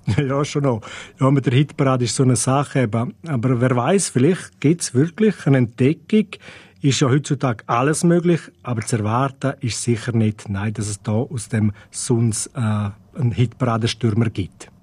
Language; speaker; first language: German; non-native, local second language; Romansh